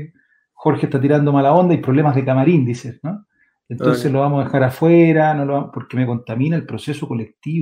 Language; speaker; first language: Spanish; native; Spanish